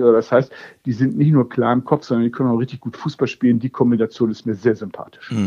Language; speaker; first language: German; native; German